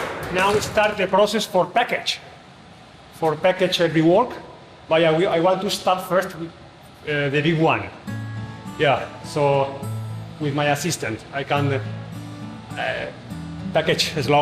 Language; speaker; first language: English; non-native, learner; Spanish